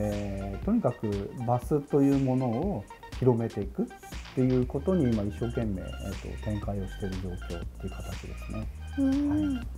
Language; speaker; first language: Japanese; native; Japanese